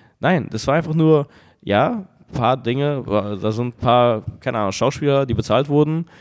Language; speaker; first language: German; early bilingual, other home language; Russian